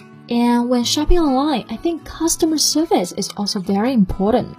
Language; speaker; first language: English; non-native, fluent; Chinese